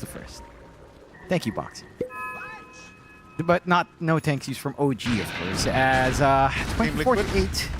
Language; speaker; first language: English; native; English